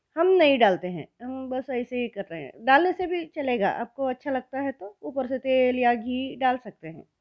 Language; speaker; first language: Hindi; non-native, local second language; Kannada